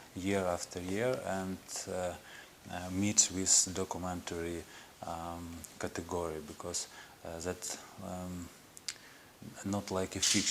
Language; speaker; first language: English; non-native, learner; Ukrainian